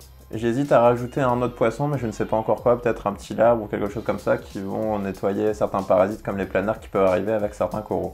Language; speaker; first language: French; native; French